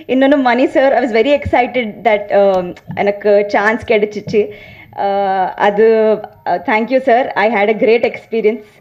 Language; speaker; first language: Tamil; non-native, learner; Telugu